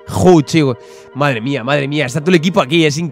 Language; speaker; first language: Spanish; native; Spanish